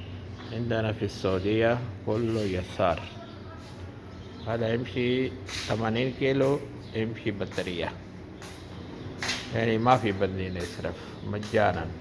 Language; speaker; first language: Arabic; non-native, learner; Urdu